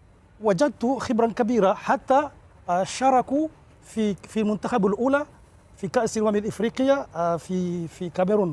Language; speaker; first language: Arabic; non-native, local second language; Comorian